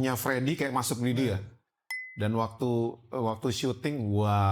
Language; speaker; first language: Indonesian; native; Indonesian